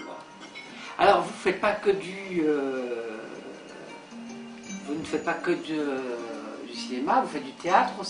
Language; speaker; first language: French; native; French